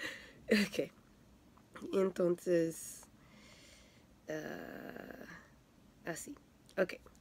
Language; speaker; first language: Spanish; non-native, learner; English